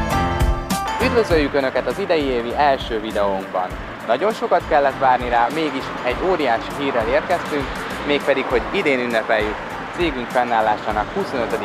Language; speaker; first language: Hungarian; native; Hungarian